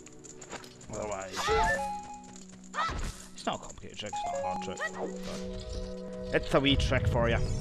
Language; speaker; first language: English; native; English